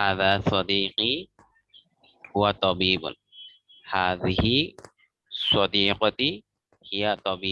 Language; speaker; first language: Arabic; non-native, learner; Bangla